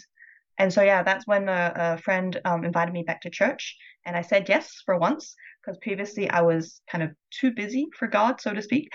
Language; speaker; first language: English; non-native, local second language; Cantonese